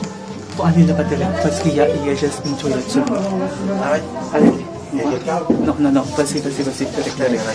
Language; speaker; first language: French; non-native, learner; Filipino